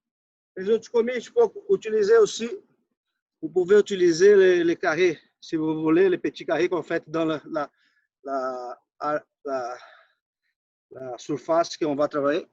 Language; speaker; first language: French; non-native, fluent; Portuguese